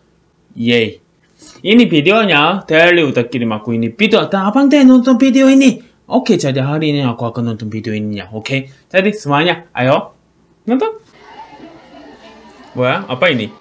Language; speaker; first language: Indonesian; non-native, learner; Korean